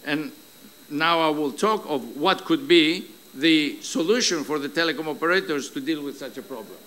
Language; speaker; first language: English; non-native, fluent; Greek